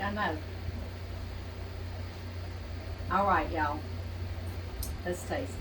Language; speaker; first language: English; native; English